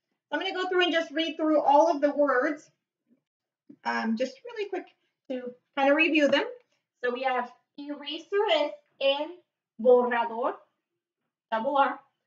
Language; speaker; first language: English; native; English